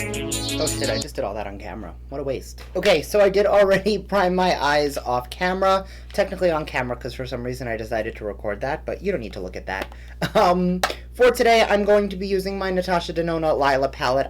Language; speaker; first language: English; native; English